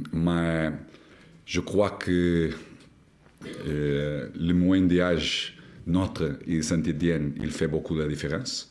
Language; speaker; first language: French; non-native, learner; Portuguese